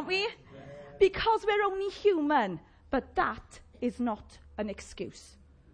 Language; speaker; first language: English; native; English